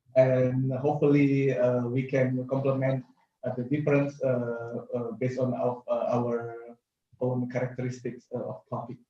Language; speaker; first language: English; non-native, fluent; Indonesian